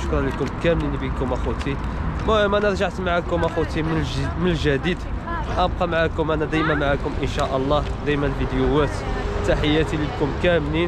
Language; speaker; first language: Arabic; native; Arabic